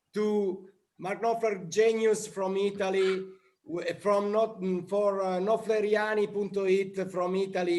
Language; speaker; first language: English; non-native, learner; Italian